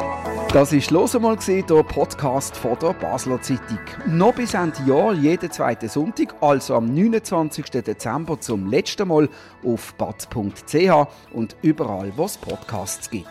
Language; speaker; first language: German; native; German